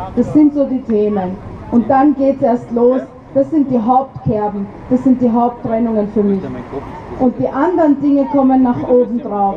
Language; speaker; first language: German; early bilingual, other home language; Arabic